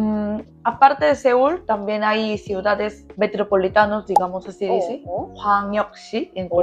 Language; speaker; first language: Spanish; non-native, learner; Korean